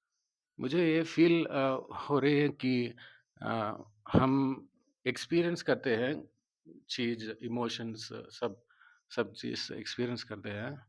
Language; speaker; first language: Hindi; non-native, learner; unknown